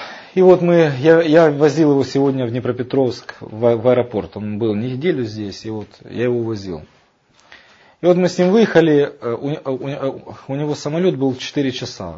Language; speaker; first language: Russian; native; Russian